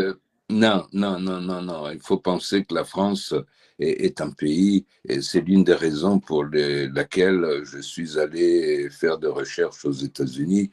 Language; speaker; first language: French; early bilingual, heritage; French